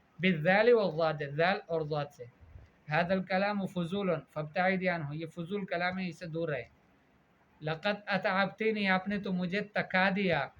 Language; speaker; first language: Urdu; native; Urdu